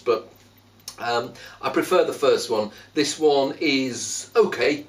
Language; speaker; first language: English; native; English